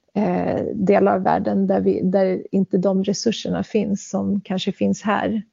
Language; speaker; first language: Swedish; early bilingual, other home language; Central Kurdish